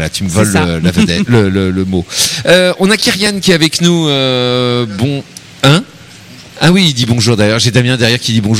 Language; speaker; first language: French; native; French